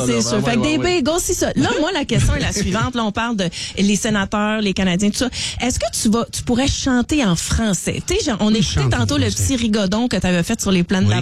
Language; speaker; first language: French; native; French